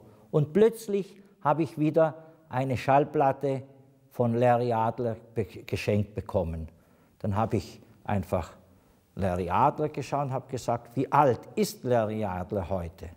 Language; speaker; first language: German; non-native, fluent; Italian